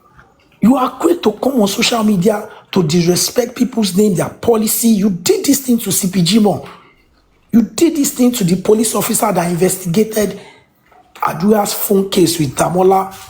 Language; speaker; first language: English; non-native, local second language; Yoruba